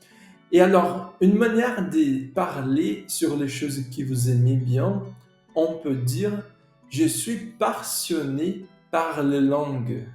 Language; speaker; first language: French; non-native, fluent; Portuguese